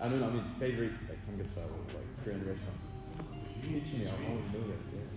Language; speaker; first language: English; non-native, fluent; Korean